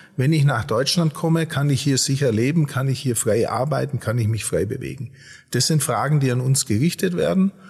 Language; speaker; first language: German; native; German